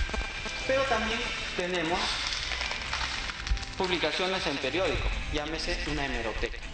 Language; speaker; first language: Spanish; native; Spanish